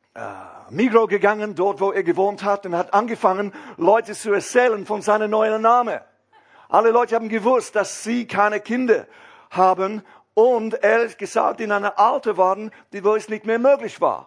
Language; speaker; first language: German; non-native, fluent; English